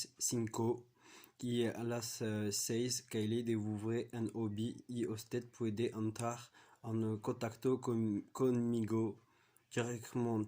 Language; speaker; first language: Spanish; non-native, learner; French